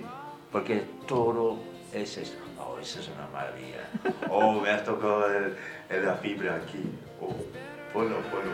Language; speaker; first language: Spanish; non-native, fluent; English